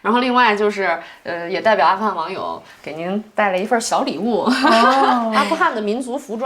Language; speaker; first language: Chinese; native; Chinese